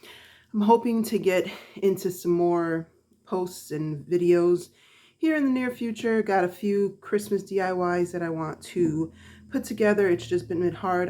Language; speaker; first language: English; native; English